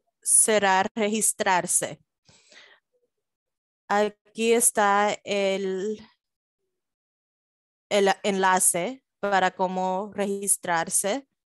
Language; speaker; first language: Spanish; early bilingual, heritage; Spanish